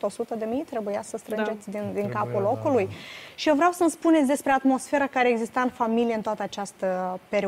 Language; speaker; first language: Romanian; native; Romanian